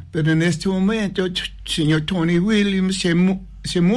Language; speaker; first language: Spanish; non-native, learner; English